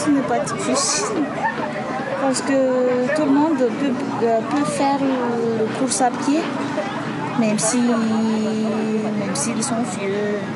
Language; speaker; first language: French; non-native, local second language; Malagasy